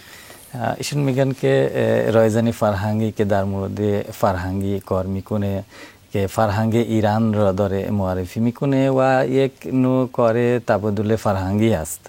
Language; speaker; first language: Persian; non-native, fluent; Bangla